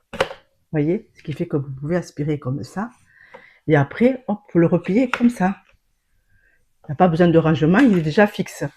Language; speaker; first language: French; native; French